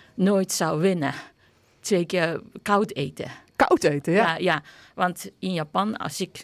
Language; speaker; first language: Dutch; non-native, fluent; Japanese